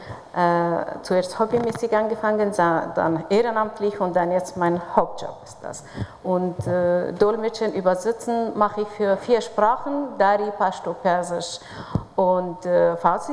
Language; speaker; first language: German; non-native, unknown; Persian